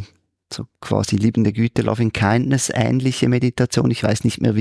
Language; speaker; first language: German; native; German